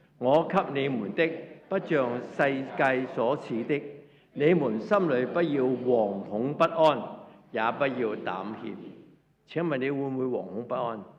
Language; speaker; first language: Cantonese; native; Cantonese